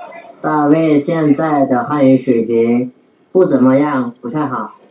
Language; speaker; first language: Chinese; non-native, learner; Lao